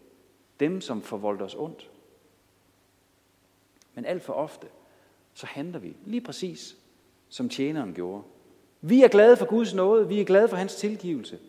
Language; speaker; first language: Danish; native; Danish